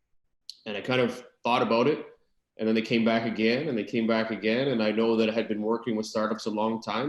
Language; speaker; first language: English; native; English